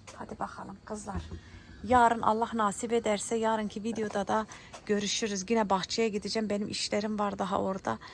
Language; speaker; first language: Turkish; early bilingual, heritage; Turkish